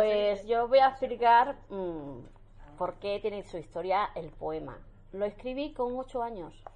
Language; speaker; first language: Spanish; native; Spanish